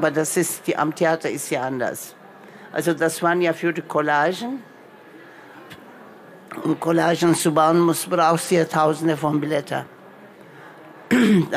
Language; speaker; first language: German; non-native, local second language; Turkish